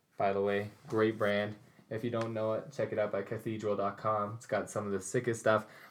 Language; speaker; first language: English; native; English